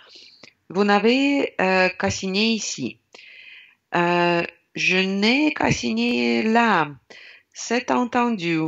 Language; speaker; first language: French; non-native, learner; Russian